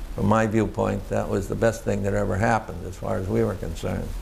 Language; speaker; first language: English; native; English